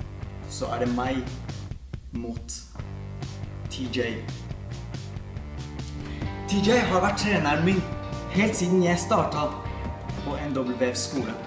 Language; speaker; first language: Norwegian; non-native, fluent; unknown